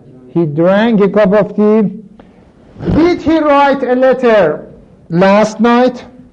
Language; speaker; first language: English; non-native, fluent; Persian